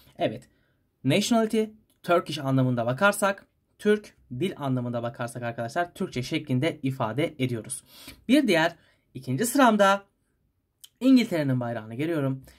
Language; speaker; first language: Turkish; native; Turkish